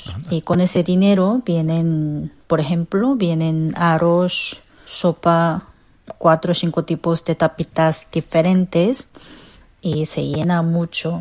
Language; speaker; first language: Spanish; non-native, fluent; Korean